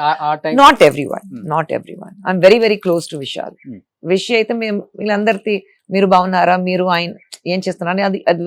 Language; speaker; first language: Telugu; non-native, fluent; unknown